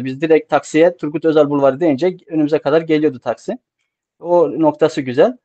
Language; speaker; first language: Turkish; native; Turkish